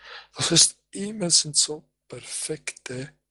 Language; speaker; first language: German; non-native, fluent; Croatian